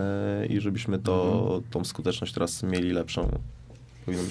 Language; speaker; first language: Polish; native; Polish